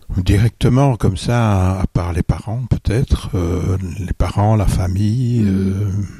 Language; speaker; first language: French; native; French